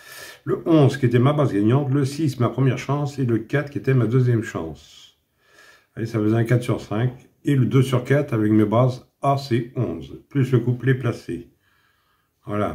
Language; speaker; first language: French; native; French